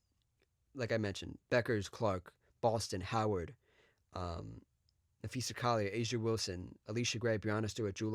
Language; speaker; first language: English; native; English